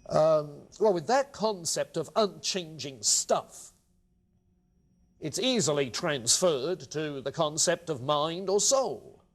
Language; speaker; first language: English; native; English